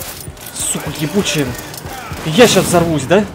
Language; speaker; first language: Russian; native; Russian